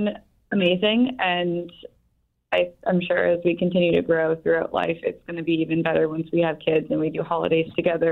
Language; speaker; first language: English; native; English